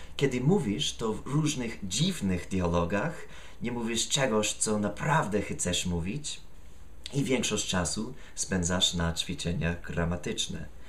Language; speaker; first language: Polish; non-native, fluent; English